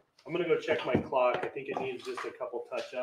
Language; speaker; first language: English; native; English